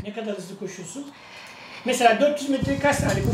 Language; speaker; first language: Turkish; native; Turkish